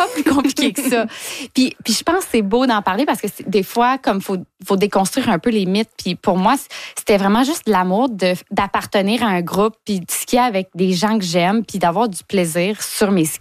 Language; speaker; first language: French; native; French